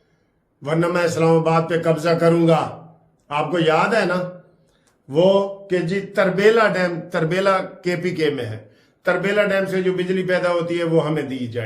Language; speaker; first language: Hindi; non-native, local second language; Punjabi